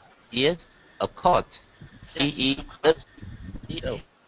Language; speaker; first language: English; non-native, learner; Vietnamese